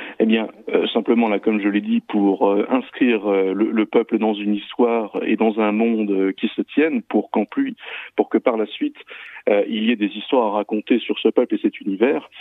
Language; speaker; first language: French; native; French